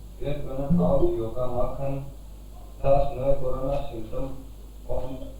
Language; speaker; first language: German; non-native, learner; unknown